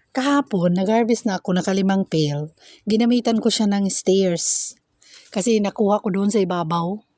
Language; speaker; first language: Filipino; non-native, local second language; Cebuano